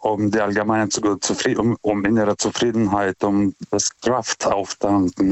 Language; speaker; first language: German; native; German